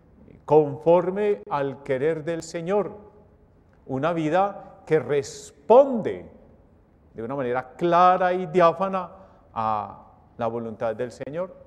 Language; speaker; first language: Spanish; native; Spanish